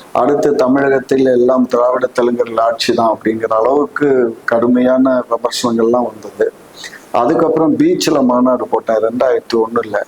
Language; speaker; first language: Tamil; non-native, local second language; Telugu